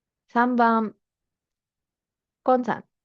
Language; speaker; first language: Japanese; non-native, fluent; Filipino